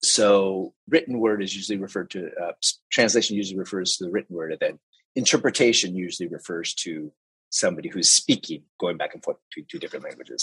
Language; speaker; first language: English; early bilingual, other home language; Spanish